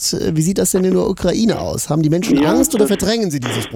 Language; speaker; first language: German; native; German